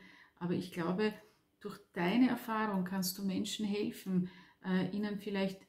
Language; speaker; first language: German; native; German